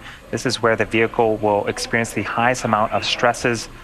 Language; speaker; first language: English; native; English